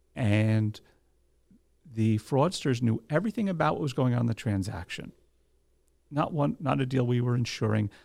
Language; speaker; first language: English; native; English